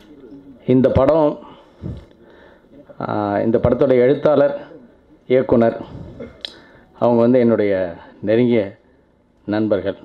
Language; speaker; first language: Tamil; native; Tamil